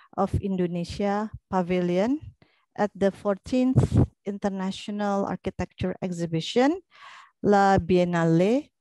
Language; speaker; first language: English; non-native, fluent; Indonesian